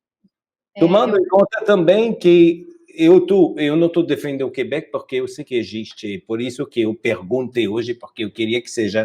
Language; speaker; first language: Portuguese; non-native, fluent; French